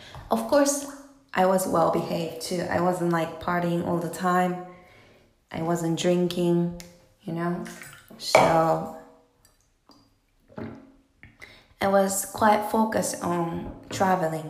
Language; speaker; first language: English; non-native, fluent; Japanese